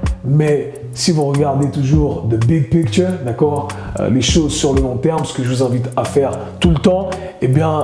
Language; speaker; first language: French; native; French